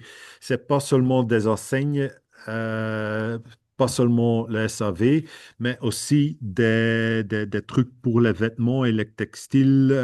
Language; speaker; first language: French; non-native, fluent; Dutch